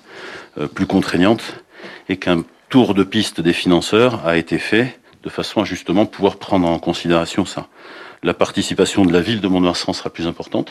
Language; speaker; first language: French; native; French